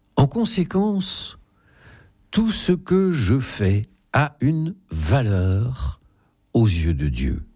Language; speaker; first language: French; native; French